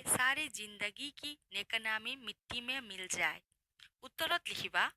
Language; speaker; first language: Hindi; non-native, local second language; Assamese